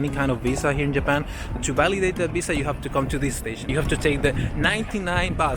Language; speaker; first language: English; non-native, fluent; Spanish